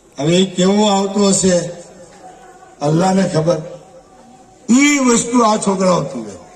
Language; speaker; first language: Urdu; non-native, local second language; Gujarati